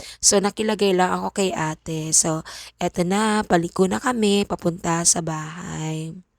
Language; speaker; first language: Filipino; non-native, local second language; Bikol